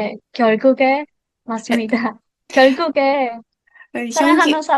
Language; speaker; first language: Korean; non-native, learner; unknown